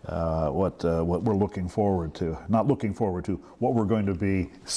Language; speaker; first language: English; native; English